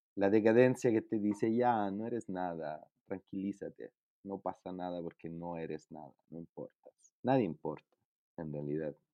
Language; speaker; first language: Spanish; non-native, fluent; Italian